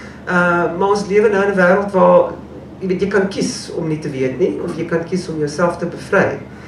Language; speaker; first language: Afrikaans; non-native, local second language; English